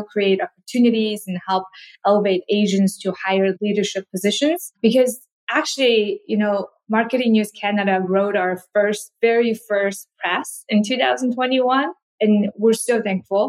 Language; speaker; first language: English; non-native, fluent; Korean